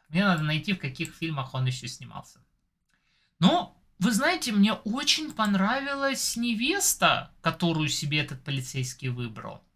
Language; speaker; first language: Russian; native; Russian